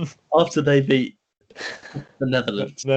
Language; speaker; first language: English; native; English